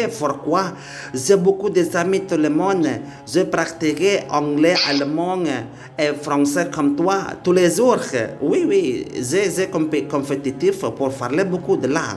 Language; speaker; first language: French; non-native, learner; Indonesian